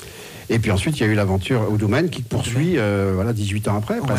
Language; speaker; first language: French; native; French